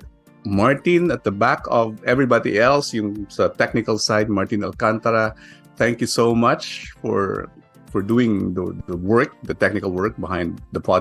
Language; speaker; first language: English; non-native, local second language; Filipino